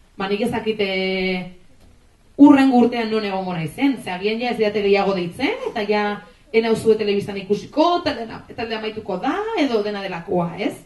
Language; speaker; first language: Basque; non-native, local second language; Spanish